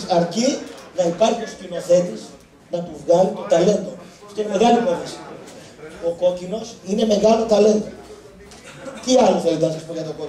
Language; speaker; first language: Greek; native; Greek